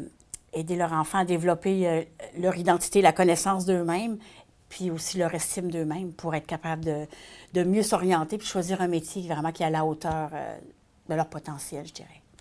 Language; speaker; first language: French; native; French